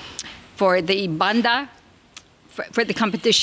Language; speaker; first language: Spanish; non-native, learner; English